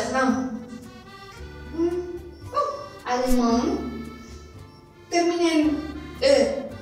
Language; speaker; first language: French; non-native, learner; Spanish